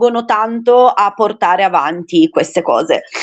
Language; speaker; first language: Italian; native; Italian